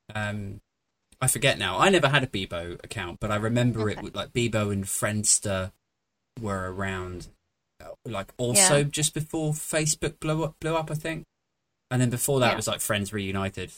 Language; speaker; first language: English; native; English